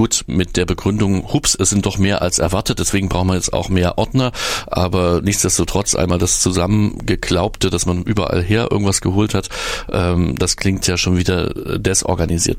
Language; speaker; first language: German; native; German